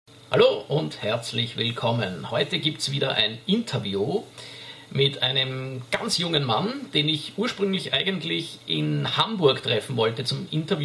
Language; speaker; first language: German; native; German